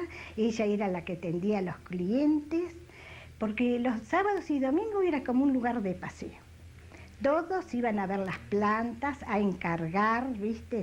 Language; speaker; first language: Spanish; native; Spanish